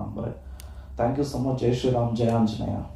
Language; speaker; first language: Tamil; non-native, learner; Kannada